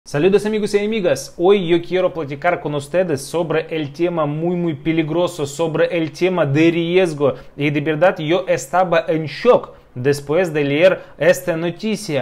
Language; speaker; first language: Spanish; non-native, fluent; Russian